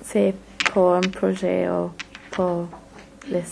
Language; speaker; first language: French; non-native, learner; English